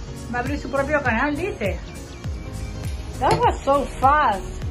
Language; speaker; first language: English; non-native, learner; Spanish